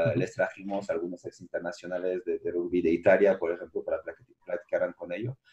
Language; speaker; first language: Spanish; non-native, fluent; French